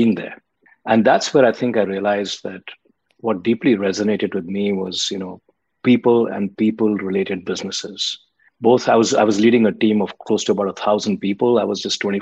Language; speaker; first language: English; non-native, local second language; Hindi